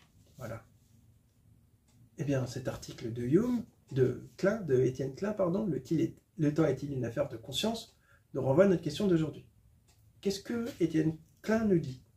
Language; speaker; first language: French; native; French